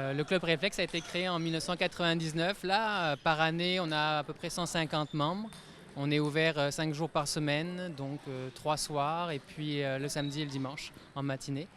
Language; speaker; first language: French; native; French